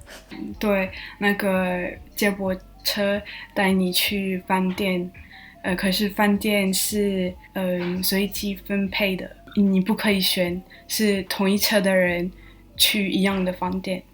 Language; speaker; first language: Chinese; non-native, learner; French